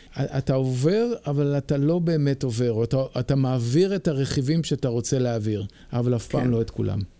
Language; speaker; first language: Hebrew; early bilingual, heritage; Hebrew